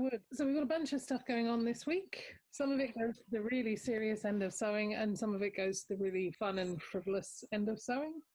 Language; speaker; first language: English; native; English